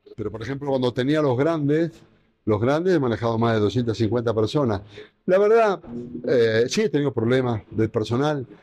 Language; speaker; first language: Spanish; native; Spanish